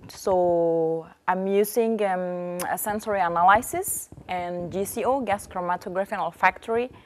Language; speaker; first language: English; non-native, fluent; Indonesian